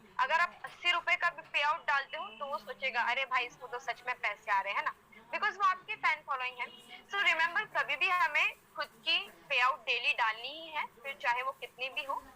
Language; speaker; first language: Hindi; non-native, local second language; Gujarati